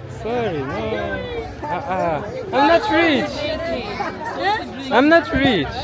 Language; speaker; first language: English; non-native, learner; French